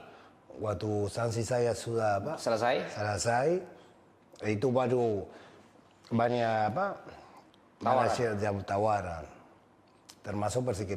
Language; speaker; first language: Indonesian; non-native, fluent; Spanish